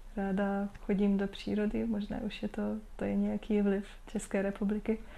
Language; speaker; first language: Czech; non-native, fluent; Hungarian